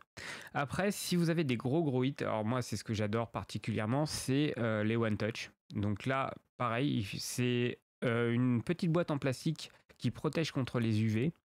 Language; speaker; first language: French; native; French